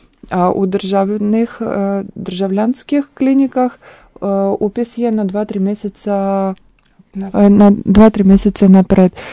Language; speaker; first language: Croatian; non-native, learner; Russian